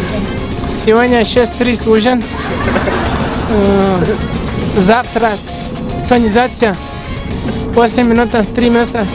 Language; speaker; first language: Russian; non-native, learner; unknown